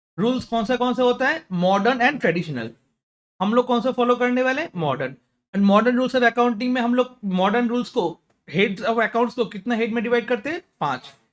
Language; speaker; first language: Hindi; non-native, local second language; Bangla